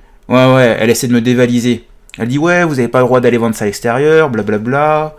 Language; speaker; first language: French; native; French